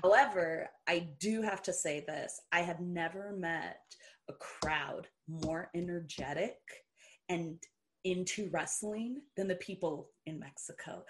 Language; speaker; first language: English; early bilingual, other home language; Portuguese